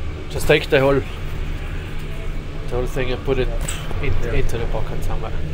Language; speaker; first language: English; non-native, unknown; German